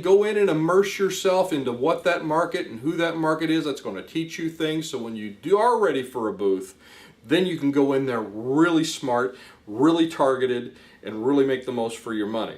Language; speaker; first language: English; native; English